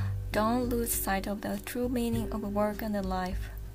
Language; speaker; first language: English; non-native, fluent; Japanese